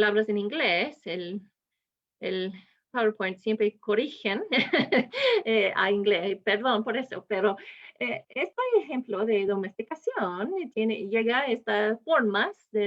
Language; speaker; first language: Spanish; non-native, fluent; English